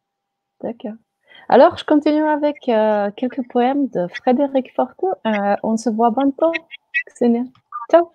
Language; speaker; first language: French; non-native, fluent; Slovenian